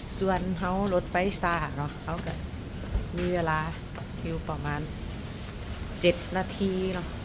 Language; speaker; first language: Thai; non-native, local second language; Northeastern Thai